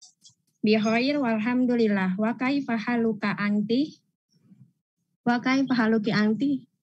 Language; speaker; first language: Arabic; non-native, learner; Indonesian